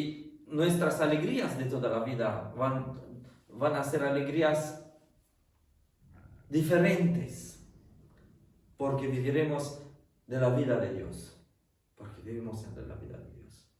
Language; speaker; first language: Spanish; non-native, fluent; French